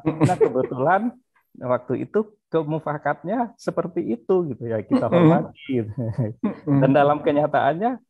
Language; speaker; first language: Indonesian; native; Indonesian